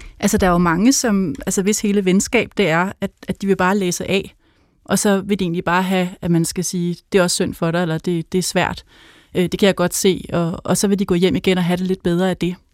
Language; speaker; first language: Danish; native; Danish